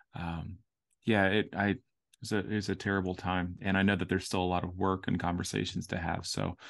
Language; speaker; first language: English; native; English